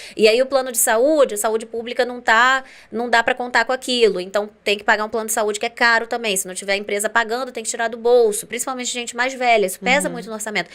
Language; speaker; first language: Portuguese; native; Portuguese